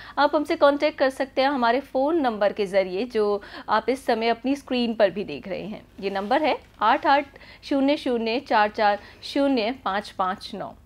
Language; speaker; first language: Hindi; native; Hindi